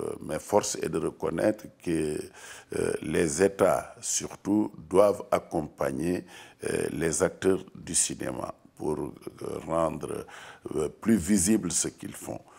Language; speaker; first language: French; non-native, local second language; Wolof